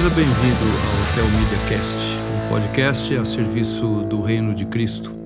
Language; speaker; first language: Portuguese; native; Portuguese